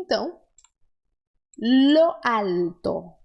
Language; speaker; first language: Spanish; non-native, fluent; Portuguese